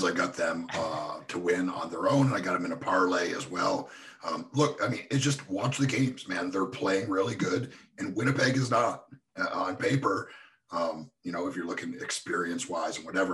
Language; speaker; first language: English; native; English